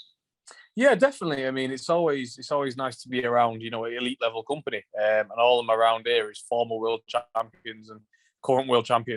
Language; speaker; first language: English; native; English